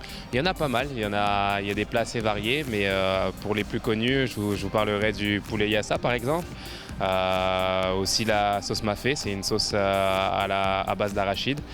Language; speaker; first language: French; native; French